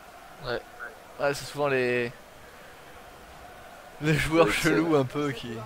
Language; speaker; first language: French; native; French